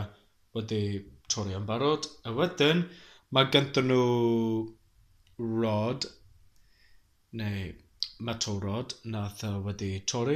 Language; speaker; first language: Welsh; non-native, learner; English